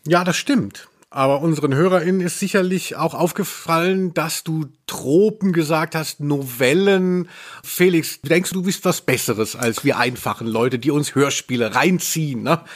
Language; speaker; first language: German; native; German